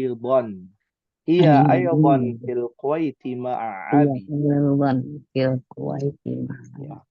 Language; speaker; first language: Arabic; non-native, fluent; Indonesian